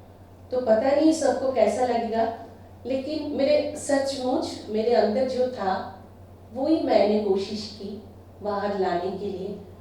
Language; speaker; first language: Hindi; non-native, local second language; Bangla